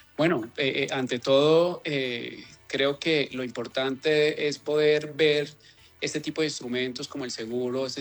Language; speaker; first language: Spanish; native; Spanish